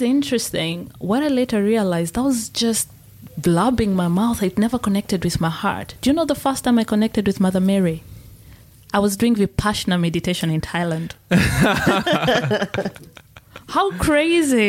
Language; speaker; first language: English; non-native, local second language; Meru